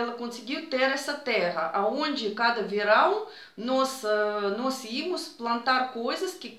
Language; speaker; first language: Portuguese; non-native, fluent; Russian